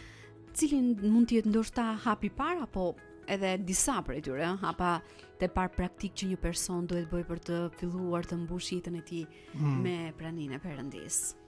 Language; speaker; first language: Albanian; native; Albanian